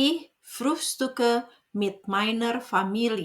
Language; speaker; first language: German; non-native, fluent; Indonesian